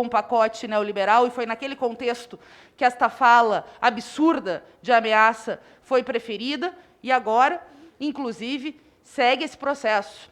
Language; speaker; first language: Portuguese; native; Portuguese